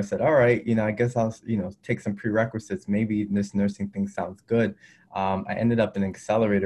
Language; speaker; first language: English; native; English